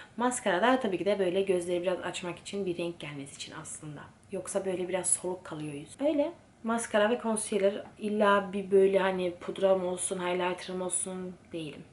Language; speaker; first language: Turkish; early bilingual, heritage; Turkish